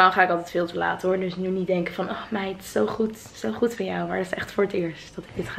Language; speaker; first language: Dutch; native; Dutch